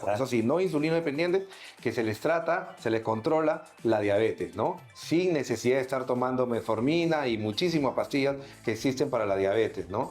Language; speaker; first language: Spanish; native; Spanish